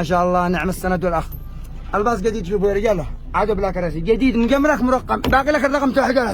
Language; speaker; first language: Arabic; native; Arabic